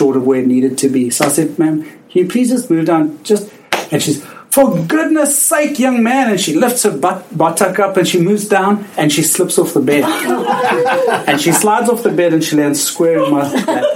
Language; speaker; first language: English; native; English